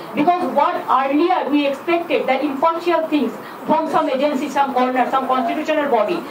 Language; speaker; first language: English; non-native, local second language; Bangla